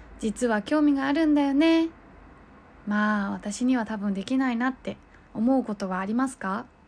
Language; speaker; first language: Japanese; early bilingual, other home language; Chinese